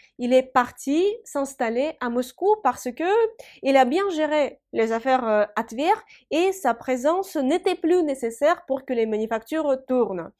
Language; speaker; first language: French; non-native, fluent; Russian